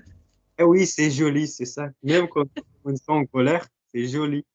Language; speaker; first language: French; non-native, fluent; Portuguese